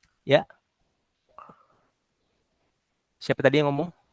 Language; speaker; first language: Indonesian; native; Indonesian